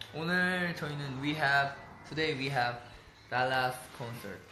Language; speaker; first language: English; non-native, learner; Korean